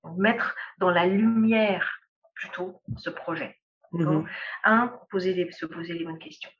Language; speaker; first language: French; non-native, local second language; Arabic